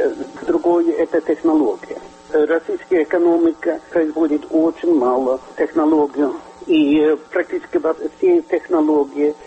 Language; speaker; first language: Russian; non-native, fluent; Swedish